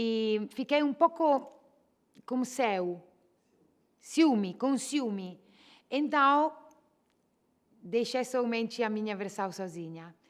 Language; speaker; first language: Portuguese; non-native, fluent; Italian